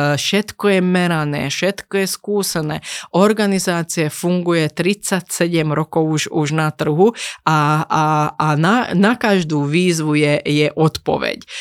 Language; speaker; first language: Slovak; non-native, local second language; Hungarian